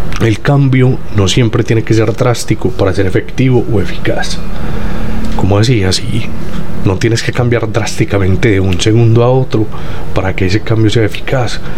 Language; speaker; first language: Spanish; native; Spanish